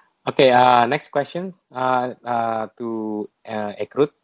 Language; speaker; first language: English; non-native, fluent; Indonesian